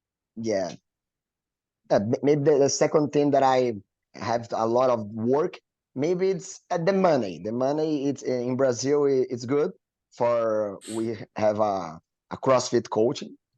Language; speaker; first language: English; non-native, learner; Portuguese